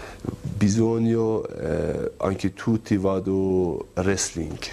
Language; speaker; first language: Italian; non-native, learner; Persian